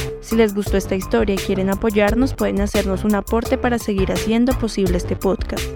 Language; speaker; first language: Spanish; native; Spanish